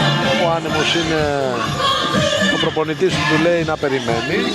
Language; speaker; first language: Greek; native; Greek